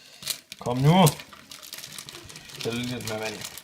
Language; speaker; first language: Danish; native; Danish